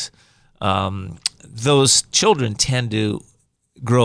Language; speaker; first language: English; native; English